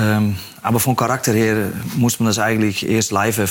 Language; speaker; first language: German; non-native, fluent; Dutch